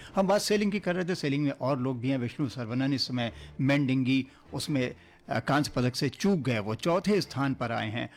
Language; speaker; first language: Hindi; native; Hindi